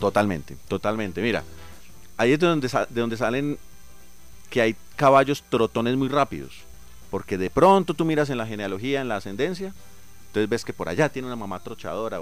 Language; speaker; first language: Spanish; native; Spanish